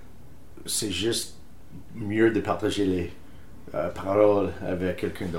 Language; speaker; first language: French; non-native, fluent; English